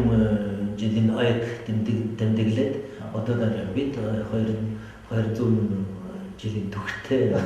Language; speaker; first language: Mongolian; non-native, fluent; French